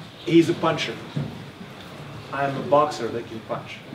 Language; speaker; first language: English; non-native, fluent; Russian